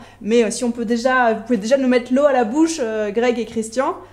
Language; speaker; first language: French; native; French